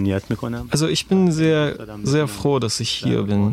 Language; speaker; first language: German; non-native, learner; Persian